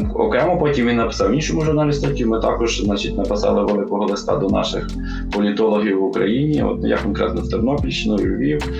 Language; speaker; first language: Ukrainian; native; Ukrainian